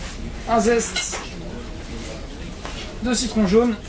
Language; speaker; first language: French; non-native, fluent; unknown